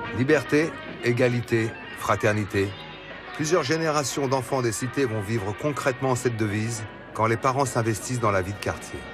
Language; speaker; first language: French; native; French